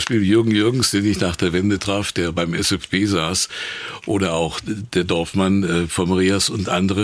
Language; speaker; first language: German; native; German